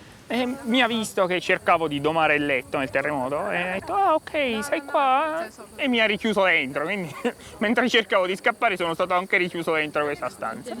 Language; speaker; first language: Italian; native; Italian